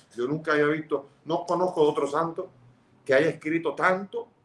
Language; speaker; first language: Spanish; early bilingual, other home language; Catalan